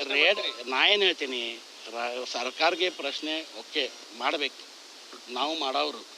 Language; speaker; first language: Kannada; native; Kannada